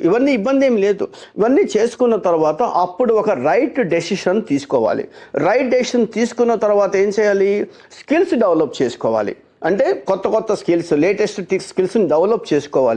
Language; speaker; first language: Telugu; native; Telugu